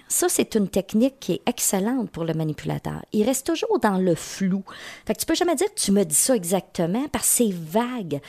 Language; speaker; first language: French; native; French